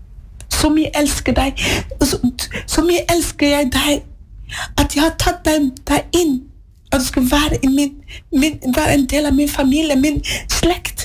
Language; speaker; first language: Swedish; non-native, learner; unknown